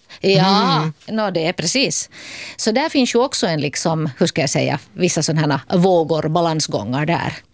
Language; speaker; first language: Swedish; native; Swedish